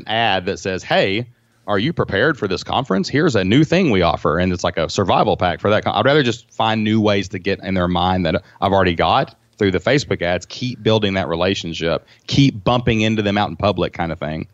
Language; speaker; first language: English; native; English